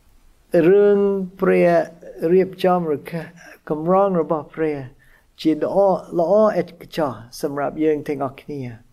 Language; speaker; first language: Khmer; non-native, fluent; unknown